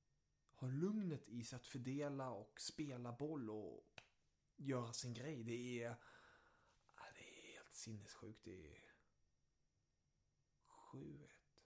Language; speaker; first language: Swedish; early bilingual, other home language; German